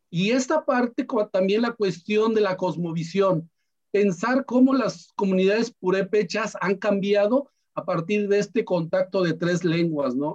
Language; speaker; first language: Spanish; non-native, local second language; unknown